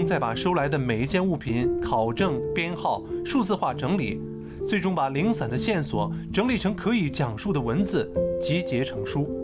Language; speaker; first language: Chinese; native; Chinese